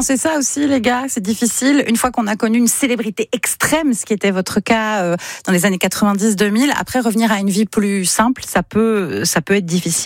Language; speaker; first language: French; native; French